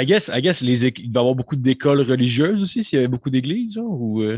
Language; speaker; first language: French; native; French